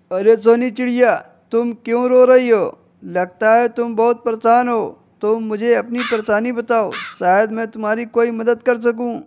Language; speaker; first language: Hindi; native; Hindi